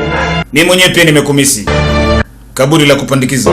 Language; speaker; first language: Swahili; native; Swahili